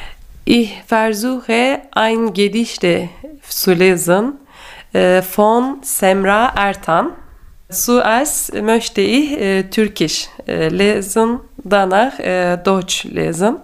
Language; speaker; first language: German; non-native, learner; Turkish